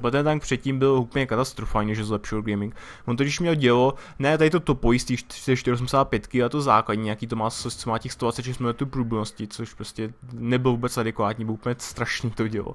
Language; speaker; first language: Czech; native; Czech